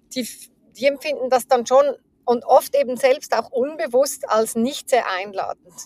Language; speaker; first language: German; native; German